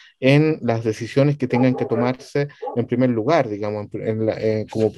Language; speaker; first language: Spanish; native; Spanish